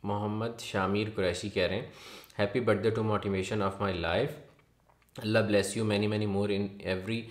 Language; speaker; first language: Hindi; native; Hindi